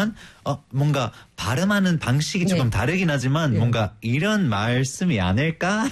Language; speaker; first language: Korean; non-native, fluent; Spanish